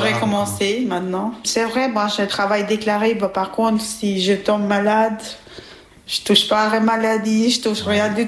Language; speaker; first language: French; non-native, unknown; Albanian